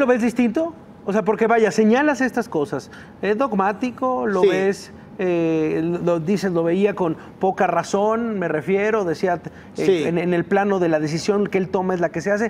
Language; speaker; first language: Spanish; native; Spanish